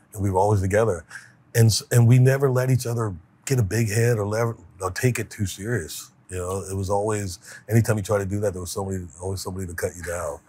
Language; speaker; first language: English; native; English